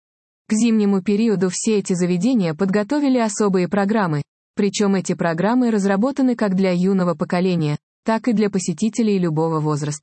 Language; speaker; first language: Russian; native; Russian